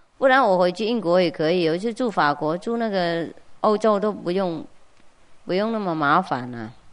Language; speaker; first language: Chinese; non-native, fluent; Vietnamese